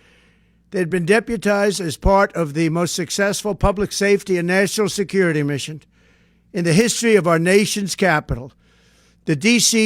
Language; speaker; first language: English; native; English